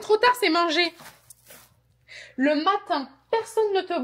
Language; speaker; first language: French; native; French